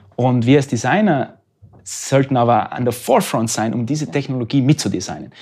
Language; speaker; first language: German; native; German